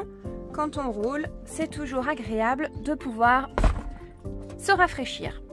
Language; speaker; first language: French; native; French